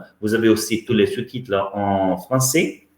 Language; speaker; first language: French; non-native, fluent; Italian